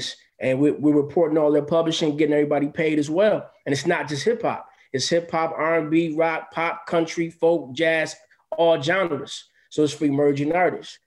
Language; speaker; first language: English; native; English